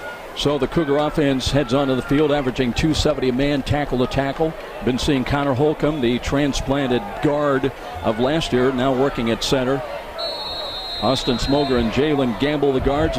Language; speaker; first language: English; native; English